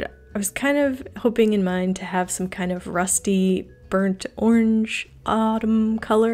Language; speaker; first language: English; native; English